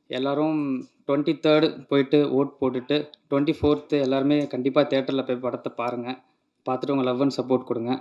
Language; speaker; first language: Tamil; native; Tamil